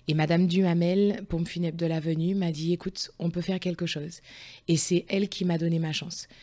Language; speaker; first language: French; native; French